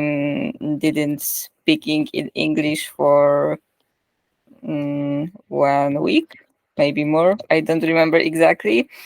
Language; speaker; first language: English; non-native, learner; Polish